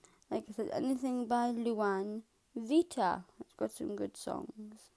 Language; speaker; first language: English; native; English